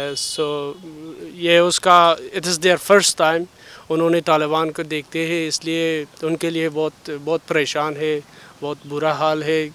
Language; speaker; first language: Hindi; non-native, learner; Persian